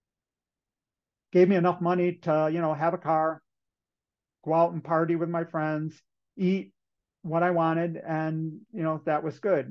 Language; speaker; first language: English; native; English